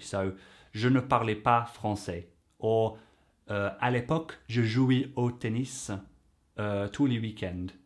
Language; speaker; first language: French; non-native, fluent; English